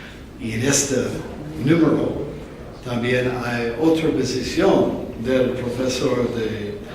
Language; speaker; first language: Spanish; non-native, fluent; English